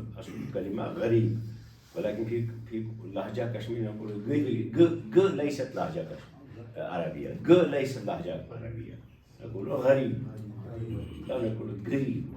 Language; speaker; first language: Arabic; non-native, fluent; Kashmiri